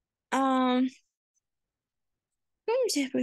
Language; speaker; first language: French; non-native, learner; Spanish